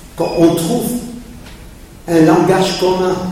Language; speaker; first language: French; early bilingual, other home language; Polish